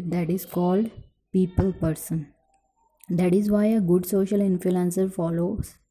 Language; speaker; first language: English; non-native, local second language; Punjabi